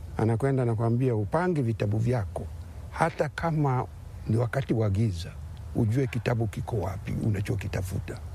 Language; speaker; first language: Swahili; non-native, local second language; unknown